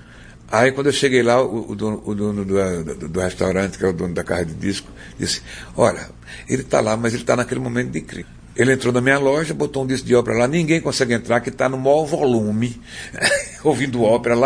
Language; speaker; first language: Portuguese; native; Portuguese